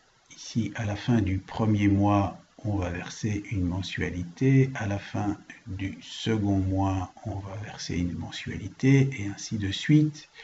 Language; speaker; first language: French; native; French